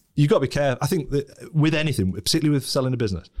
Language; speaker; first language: English; native; English